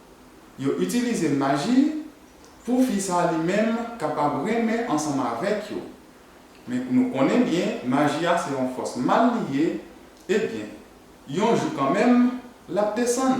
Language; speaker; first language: French; non-native, learner; Haitian Creole